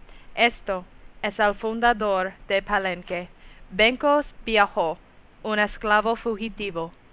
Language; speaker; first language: Spanish; non-native, learner; English